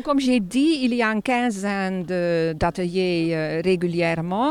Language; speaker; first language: French; non-native, fluent; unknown